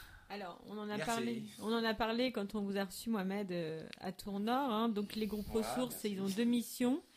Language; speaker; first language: French; native; French